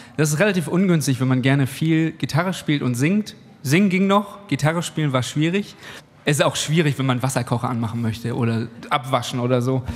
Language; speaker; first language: German; native; German